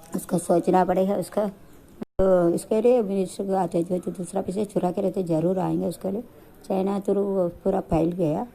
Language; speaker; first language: Hindi; non-native, local second language; Tamil